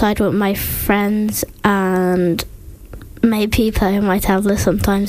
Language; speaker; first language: English; native; English